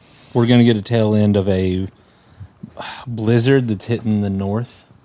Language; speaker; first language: English; native; English